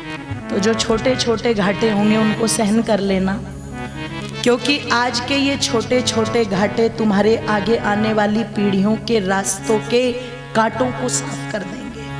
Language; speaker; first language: Hindi; native; Hindi